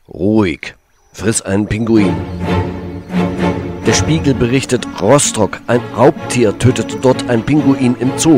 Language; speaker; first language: German; native; German